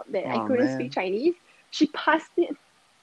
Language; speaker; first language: English; native; English